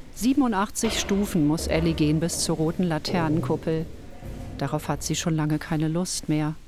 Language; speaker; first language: German; native; German